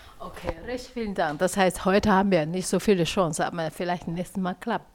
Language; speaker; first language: German; non-native, learner; Chinese